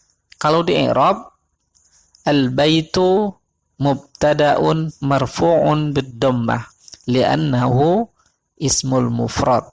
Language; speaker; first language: Arabic; non-native, fluent; Indonesian